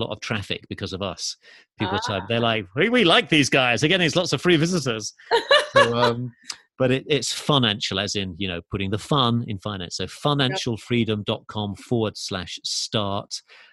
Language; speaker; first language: English; native; English